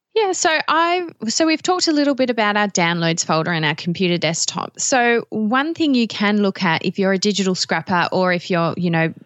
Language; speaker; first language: English; native; English